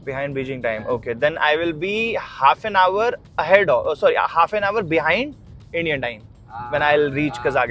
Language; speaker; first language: English; non-native, local second language; Hindi